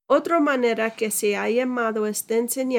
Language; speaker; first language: Spanish; non-native, fluent; English